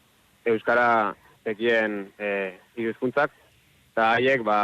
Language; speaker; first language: Basque; non-native, local second language; Spanish